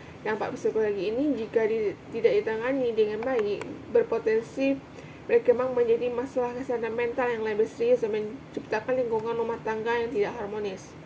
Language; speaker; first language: Indonesian; native; Indonesian